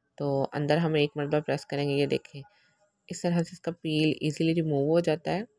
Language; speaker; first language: Urdu; native; Urdu